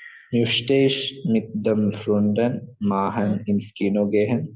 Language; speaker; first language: German; non-native, learner; Malayalam